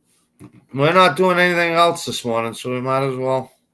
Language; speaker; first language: English; native; English